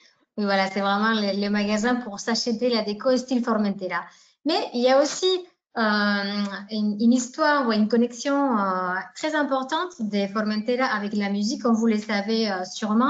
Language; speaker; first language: French; native; French